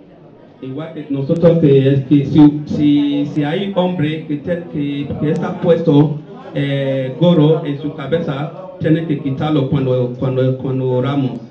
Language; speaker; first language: Spanish; non-native, learner; Bini